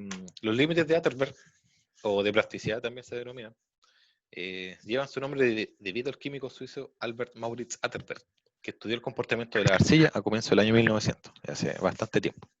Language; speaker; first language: Spanish; native; Spanish